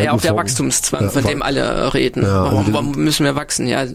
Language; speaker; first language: German; native; German